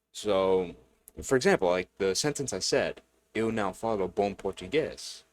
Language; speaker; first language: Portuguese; non-native, learner; English